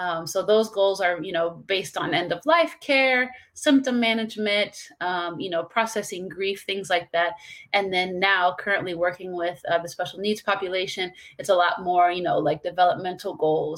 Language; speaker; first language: English; native; English